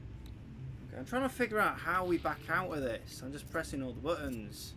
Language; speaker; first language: English; native; English